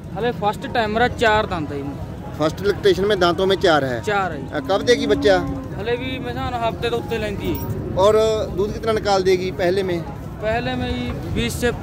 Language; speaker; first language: Hindi; non-native, local second language; Punjabi